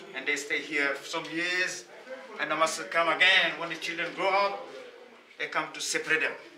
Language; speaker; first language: English; non-native, learner; Wolof